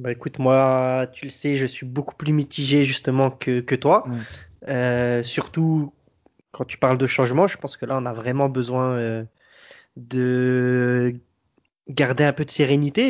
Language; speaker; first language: French; native; French